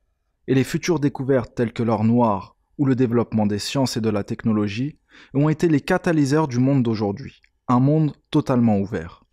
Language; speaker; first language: French; native; French